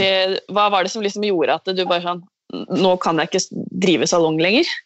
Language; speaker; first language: Norwegian; native; Norwegian